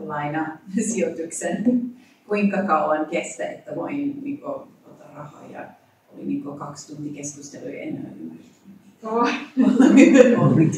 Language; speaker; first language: Finnish; non-native, learner; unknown